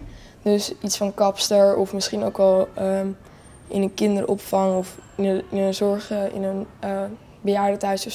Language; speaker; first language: Dutch; native; Dutch